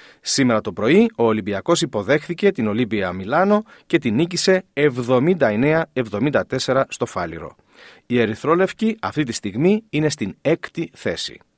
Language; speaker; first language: Greek; native; Greek